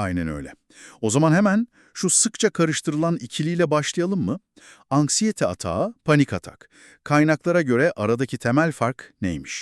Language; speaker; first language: Turkish; native; Turkish